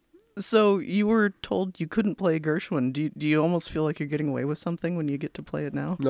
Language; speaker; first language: English; native; English